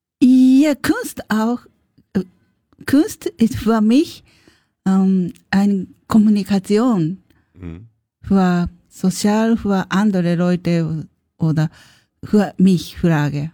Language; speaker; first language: German; non-native, learner; Japanese